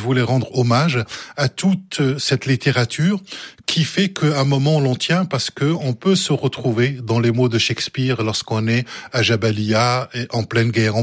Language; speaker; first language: French; early bilingual, other home language; Arabic